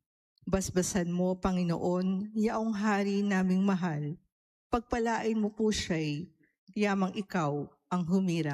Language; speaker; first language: Filipino; native; Filipino